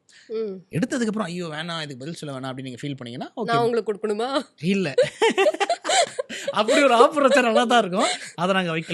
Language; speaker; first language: Tamil; native; Tamil